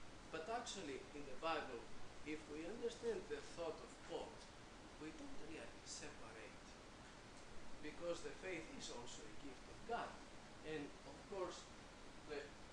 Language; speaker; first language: English; native; English